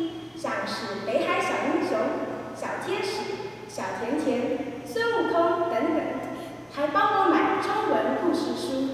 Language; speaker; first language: Chinese; early bilingual, heritage; Chinese